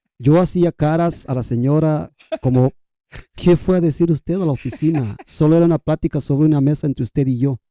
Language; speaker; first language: Spanish; non-native, local second language; Kʼicheʼ